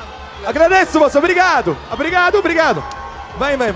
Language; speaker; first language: Portuguese; non-native, learner; English